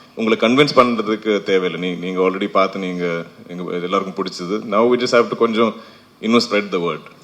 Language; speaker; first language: Tamil; non-native, fluent; Malayalam